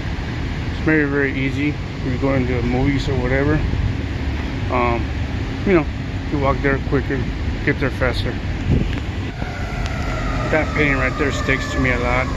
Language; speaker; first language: English; native; English